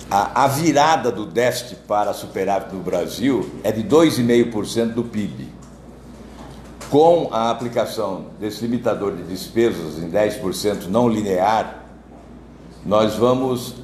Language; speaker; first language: Portuguese; native; Portuguese